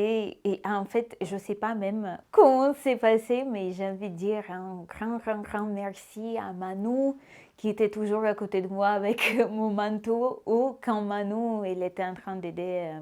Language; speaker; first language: French; non-native, fluent; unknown